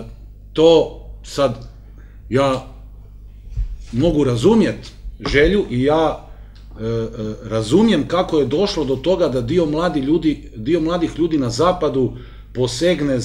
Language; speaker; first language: Croatian; native; Croatian